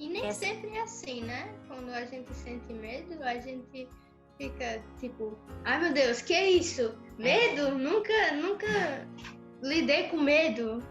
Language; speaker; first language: Portuguese; early bilingual, other home language; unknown